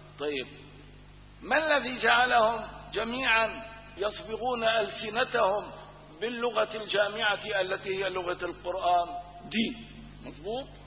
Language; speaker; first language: Arabic; non-native, local second language; Kurdish